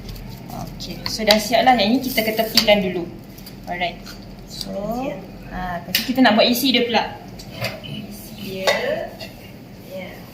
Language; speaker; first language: Malay; native; Malay